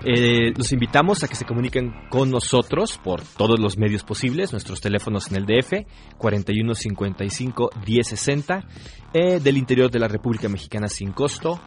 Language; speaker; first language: Spanish; native; Spanish